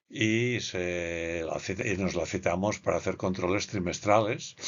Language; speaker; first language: Spanish; native; Spanish